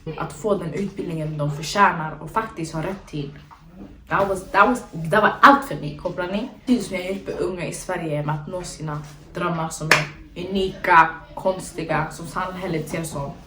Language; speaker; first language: Swedish; early bilingual, other home language; Somali